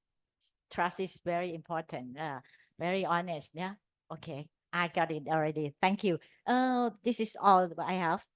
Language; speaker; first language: English; non-native, learner; Thai